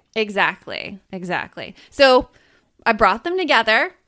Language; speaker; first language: English; native; English